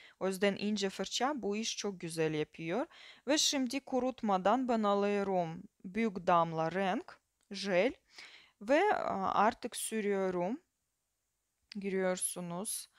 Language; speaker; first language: Turkish; non-native, fluent; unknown